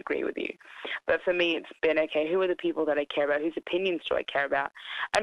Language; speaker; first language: English; native; English